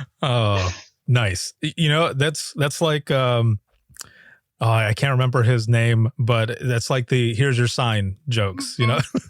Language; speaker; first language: English; native; English